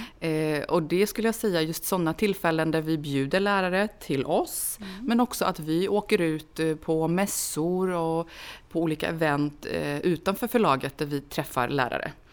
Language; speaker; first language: Swedish; native; Swedish